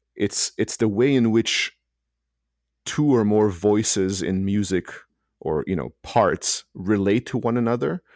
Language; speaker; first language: English; early bilingual, other home language; Hebrew